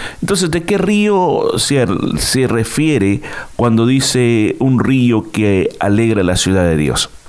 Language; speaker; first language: Spanish; native; Spanish